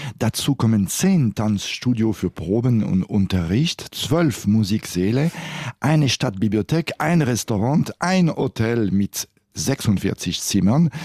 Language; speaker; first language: German; non-native, local second language; French